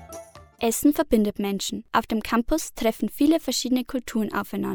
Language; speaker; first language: German; native; German